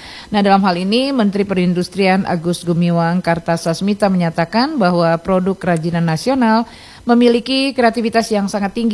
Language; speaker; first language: Indonesian; native; Indonesian